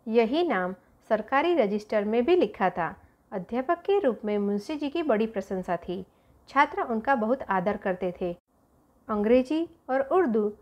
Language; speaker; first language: Hindi; non-native, local second language; Gujarati